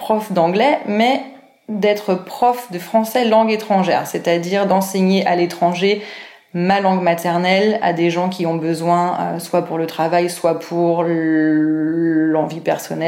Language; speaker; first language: French; native; French